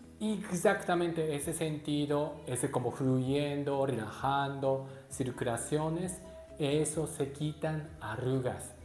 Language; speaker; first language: Spanish; non-native, learner; Japanese